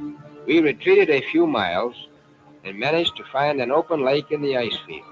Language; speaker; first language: English; native; English